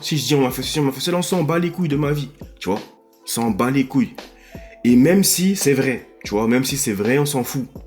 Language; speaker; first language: French; native; French